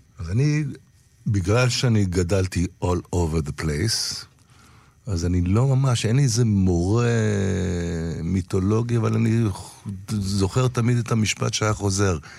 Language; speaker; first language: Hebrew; early bilingual, heritage; Hebrew